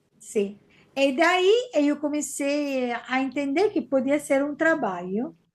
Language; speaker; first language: Portuguese; non-native, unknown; Italian